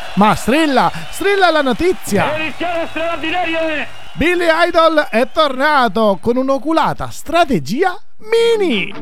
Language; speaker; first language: Italian; native; Italian